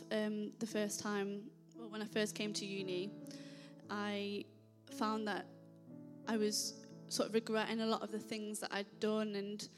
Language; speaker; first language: English; native; English